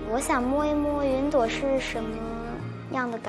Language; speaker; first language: Chinese; native; Chinese